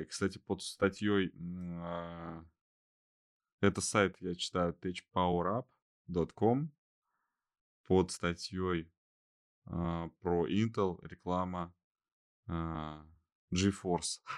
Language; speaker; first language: Russian; native; Russian